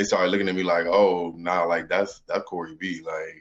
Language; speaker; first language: English; native; English